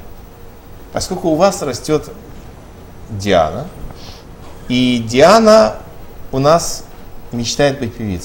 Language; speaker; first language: Russian; native; Russian